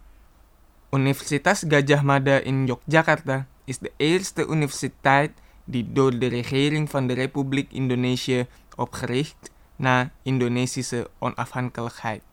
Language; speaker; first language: Dutch; non-native, fluent; Indonesian